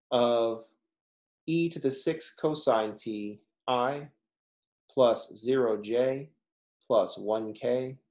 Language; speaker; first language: English; native; English